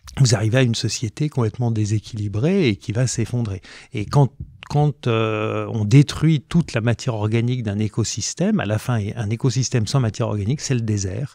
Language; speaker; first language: French; native; French